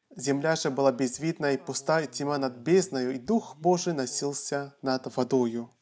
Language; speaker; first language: Russian; non-native, fluent; Korean